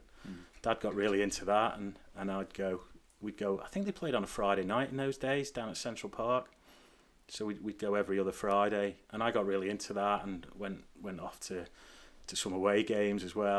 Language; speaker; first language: English; native; English